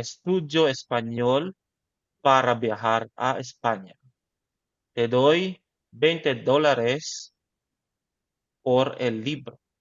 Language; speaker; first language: Spanish; non-native, learner; Filipino